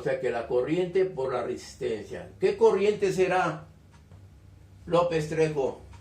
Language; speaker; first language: Spanish; native; Spanish